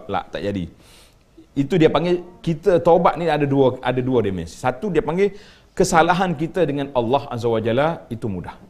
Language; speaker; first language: Malay; native; Malay